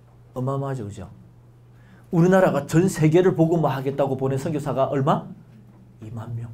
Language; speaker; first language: Korean; native; Korean